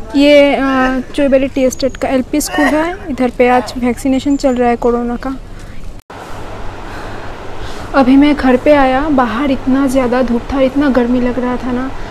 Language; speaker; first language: Hindi; non-native, local second language; Bangla